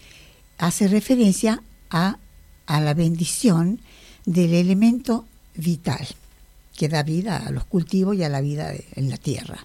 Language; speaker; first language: Spanish; native; Spanish